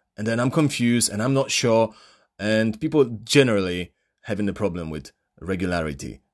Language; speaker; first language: English; non-native, fluent; Polish